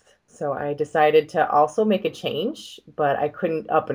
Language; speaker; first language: English; native; English